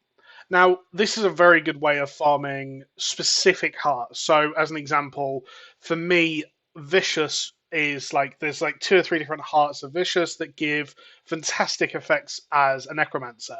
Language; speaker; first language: English; native; English